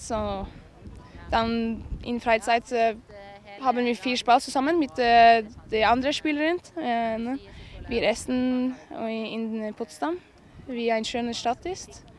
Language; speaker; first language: German; non-native, learner; Norwegian